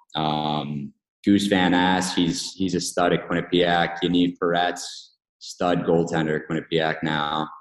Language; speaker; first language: English; native; English